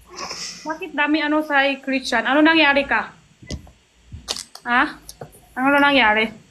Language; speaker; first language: Filipino; non-native, learner; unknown